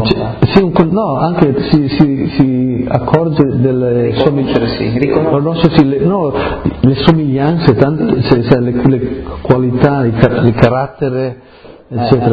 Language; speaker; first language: Italian; early bilingual, heritage; Friulian